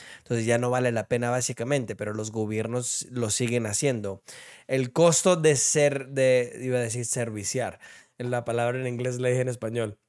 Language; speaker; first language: Spanish; early bilingual, heritage; Spanish